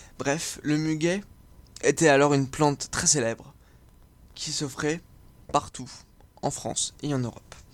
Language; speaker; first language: French; native; French